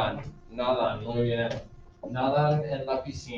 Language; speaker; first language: Spanish; non-native, fluent; English